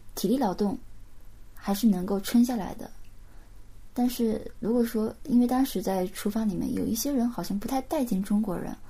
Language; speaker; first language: Chinese; native; Chinese